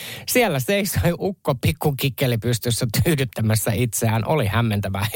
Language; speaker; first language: Finnish; native; Finnish